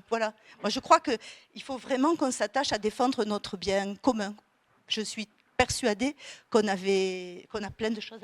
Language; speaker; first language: French; native; French